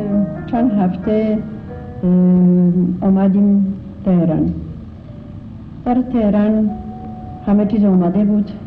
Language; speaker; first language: Persian; non-native, fluent; Polish